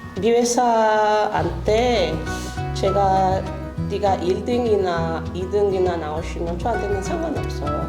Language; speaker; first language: Korean; non-native, learner; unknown